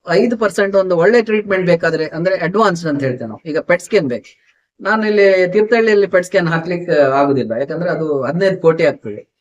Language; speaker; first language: Kannada; native; Kannada